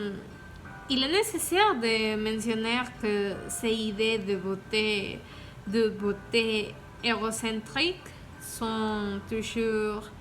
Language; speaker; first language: French; non-native, learner; Spanish